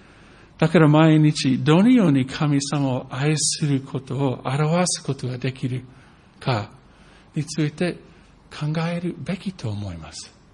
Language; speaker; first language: Japanese; non-native, fluent; English